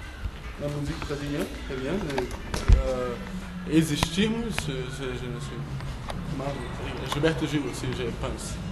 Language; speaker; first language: French; non-native, learner; Portuguese